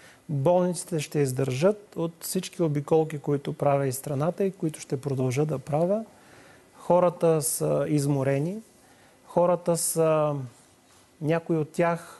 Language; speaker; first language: Bulgarian; native; Bulgarian